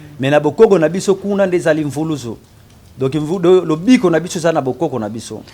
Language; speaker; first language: Lingala; non-native, local second language; Kongo